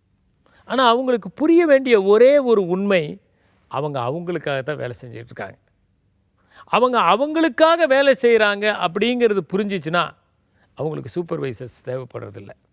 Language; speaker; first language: Tamil; native; Tamil